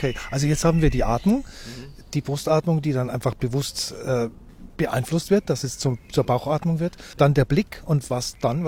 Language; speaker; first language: German; native; German